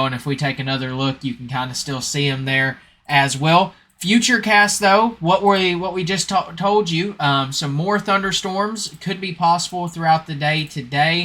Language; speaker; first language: English; native; English